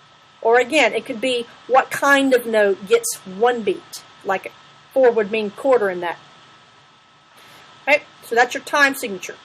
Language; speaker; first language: English; native; English